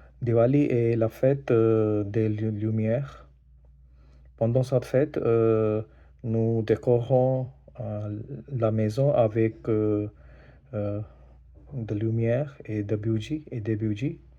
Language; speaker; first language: French; non-native, learner; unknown